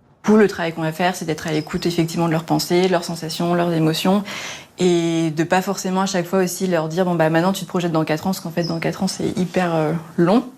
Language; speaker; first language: French; native; French